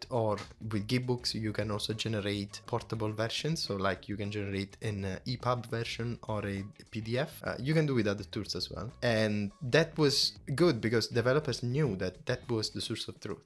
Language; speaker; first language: English; non-native, fluent; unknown